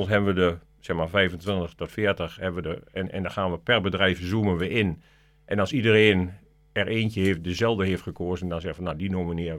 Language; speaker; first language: Dutch; native; Dutch